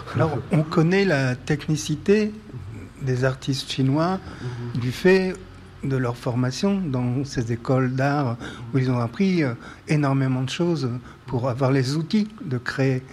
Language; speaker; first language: French; native; French